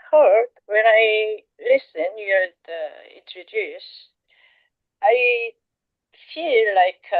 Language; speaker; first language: English; non-native, learner; Korean